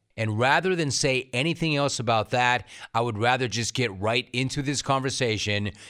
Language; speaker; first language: English; native; English